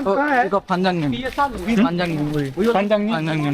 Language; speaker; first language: Korean; non-native, learner; Hindi